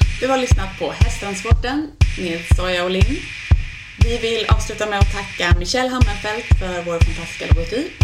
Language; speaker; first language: Swedish; native; Swedish